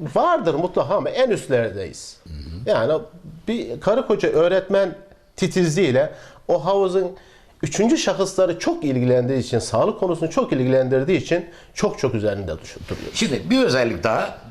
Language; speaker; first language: Turkish; native; Turkish